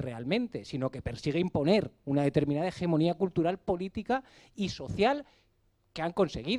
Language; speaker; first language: Spanish; native; Spanish